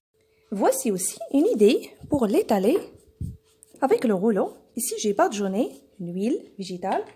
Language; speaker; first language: French; non-native, local second language; Arabic